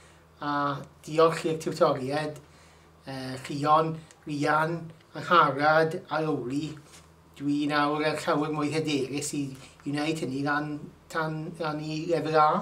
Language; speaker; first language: Welsh; non-native, learner; English